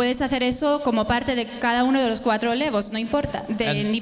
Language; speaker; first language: Spanish; native; Spanish